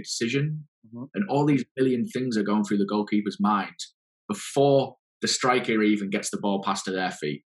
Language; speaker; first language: English; native; English